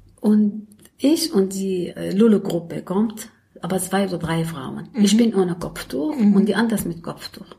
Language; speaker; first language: German; non-native, learner; Arabic